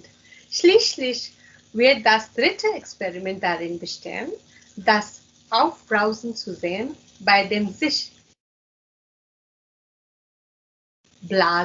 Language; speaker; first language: German; non-native, fluent; Hindi